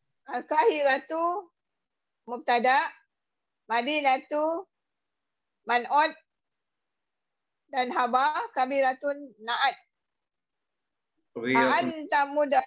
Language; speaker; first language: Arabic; non-native, learner; Malay